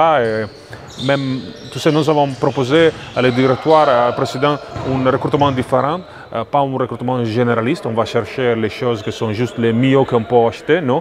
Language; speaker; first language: French; non-native, fluent; Italian